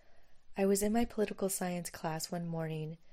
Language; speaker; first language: English; native; English